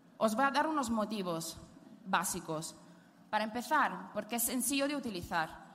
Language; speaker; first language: Spanish; non-native, fluent; Italian